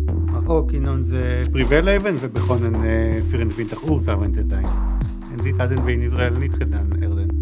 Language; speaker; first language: Dutch; non-native, learner; Hebrew